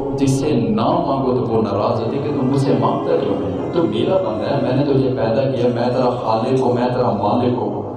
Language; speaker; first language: Urdu; non-native, local second language; Punjabi